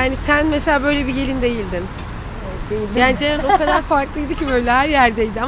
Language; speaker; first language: Turkish; native; Turkish